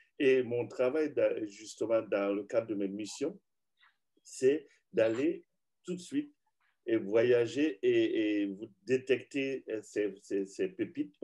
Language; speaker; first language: French; non-native, local second language; Bambara